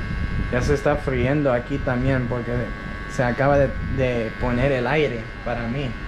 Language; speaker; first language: Spanish; early bilingual, heritage; Spanish